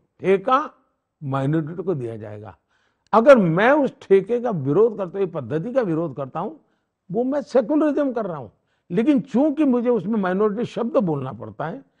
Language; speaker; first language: Hindi; non-native, local second language; Gujarati